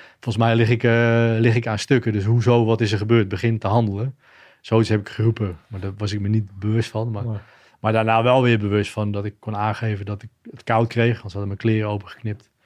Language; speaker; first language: Dutch; native; Dutch